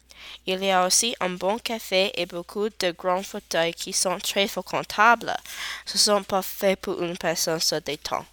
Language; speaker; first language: French; non-native, learner; English